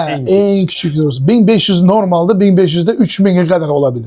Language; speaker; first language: Turkish; non-native, learner; Uyghur